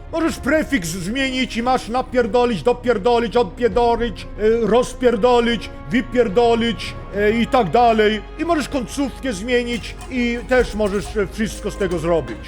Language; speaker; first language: Polish; non-native, learner; Swedish